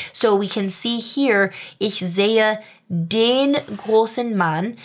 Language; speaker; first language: German; non-native, fluent; English